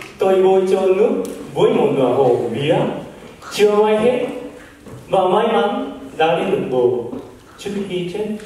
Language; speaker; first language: Vietnamese; non-native, learner; Japanese